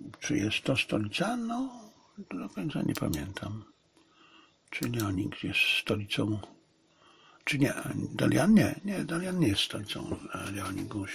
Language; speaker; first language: Polish; early bilingual, other home language; Chinese